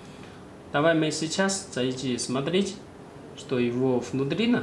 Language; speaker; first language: Russian; non-native, learner; Chinese